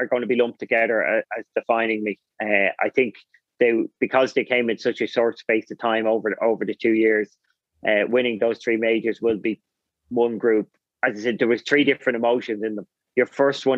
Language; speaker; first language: English; native; English